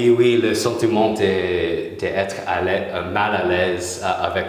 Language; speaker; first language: French; non-native, learner; English